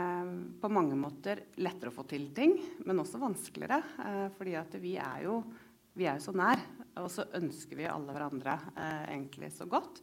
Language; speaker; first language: Norwegian; native; Norwegian